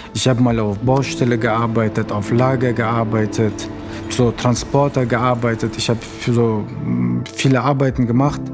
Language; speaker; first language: German; early bilingual, other home language; Russian